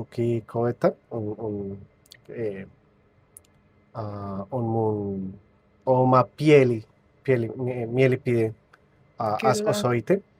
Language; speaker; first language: Finnish; non-native, learner; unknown